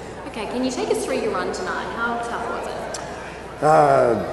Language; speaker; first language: English; native; English